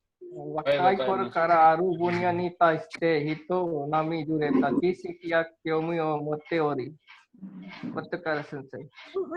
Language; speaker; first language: Japanese; non-native, learner; Hindi